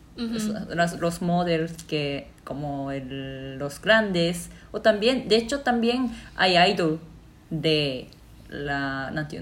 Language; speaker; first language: Spanish; non-native, fluent; Japanese